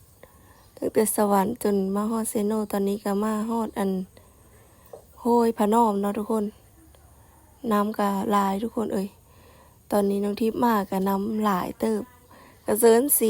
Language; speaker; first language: Thai; non-native, local second language; Northeastern Thai